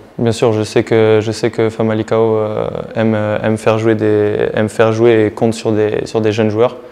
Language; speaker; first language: French; native; French